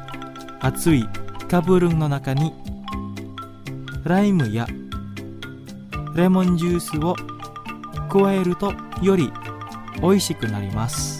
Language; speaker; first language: Japanese; non-native, fluent; Indonesian